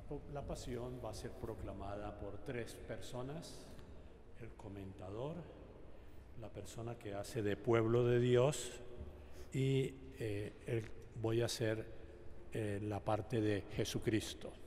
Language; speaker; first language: Spanish; native; Spanish